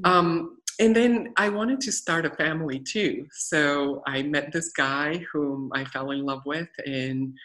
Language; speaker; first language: English; non-native, fluent; Bulgarian